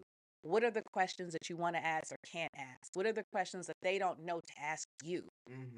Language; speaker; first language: English; native; English